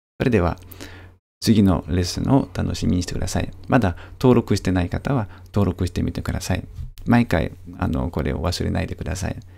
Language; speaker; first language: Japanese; non-native, fluent; French